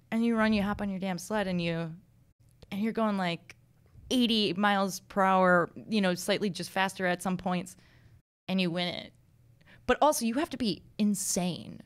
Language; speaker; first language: English; native; English